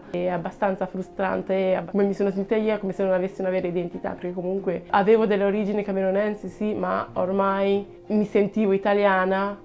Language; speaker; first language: Italian; early bilingual, other home language; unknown